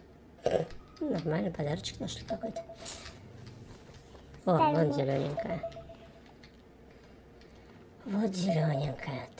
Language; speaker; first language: Russian; native; Russian